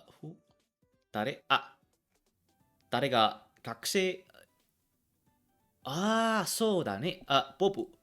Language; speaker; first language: Japanese; non-native, learner; English